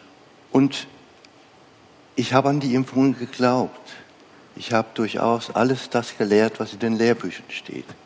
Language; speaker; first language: German; non-native, fluent; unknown